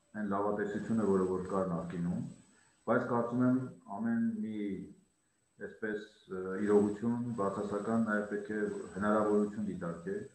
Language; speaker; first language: Armenian; native; Armenian